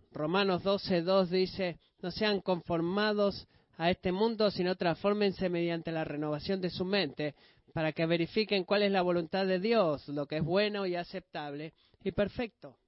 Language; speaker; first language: Spanish; non-native, fluent; Greek